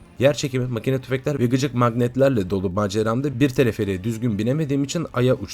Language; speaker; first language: Turkish; native; Turkish